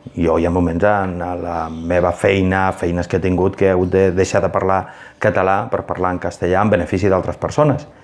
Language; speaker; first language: Catalan; non-native, local second language; Spanish